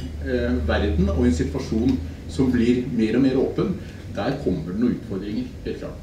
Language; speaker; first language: Norwegian; native; Norwegian